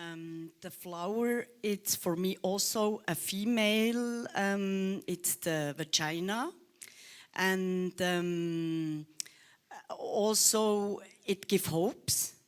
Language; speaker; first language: English; non-native, learner; Swiss German